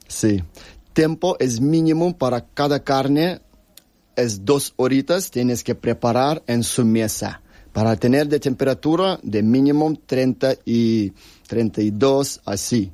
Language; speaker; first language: Spanish; non-native, learner; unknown